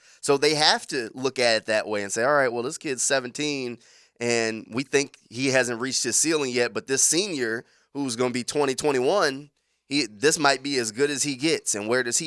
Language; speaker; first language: English; native; English